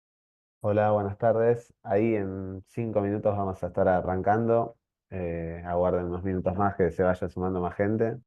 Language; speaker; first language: Spanish; native; Spanish